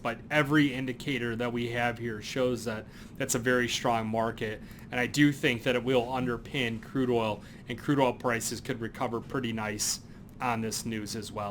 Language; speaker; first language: English; native; English